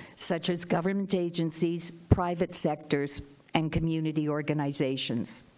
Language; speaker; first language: English; native; English